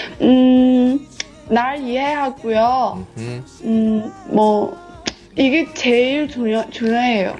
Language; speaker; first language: Korean; non-native, learner; Chinese